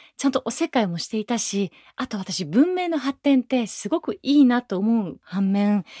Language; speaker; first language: Japanese; early bilingual, other home language; Persian